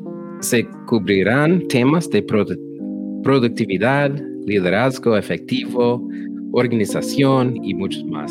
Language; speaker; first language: Spanish; non-native, learner; English